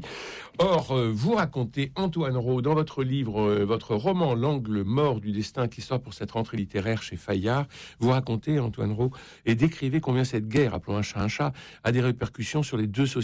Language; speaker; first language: French; native; French